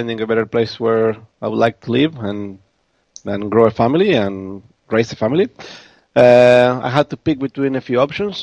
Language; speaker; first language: English; non-native, fluent; Spanish